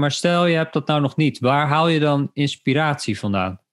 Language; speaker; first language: Dutch; native; Dutch